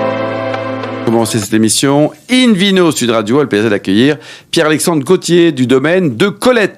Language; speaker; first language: French; native; French